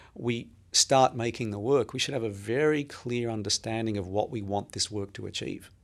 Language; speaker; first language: English; native; English